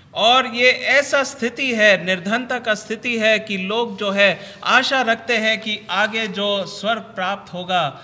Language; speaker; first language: Hindi; non-native, local second language; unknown